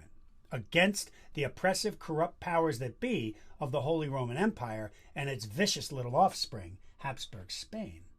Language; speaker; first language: English; native; English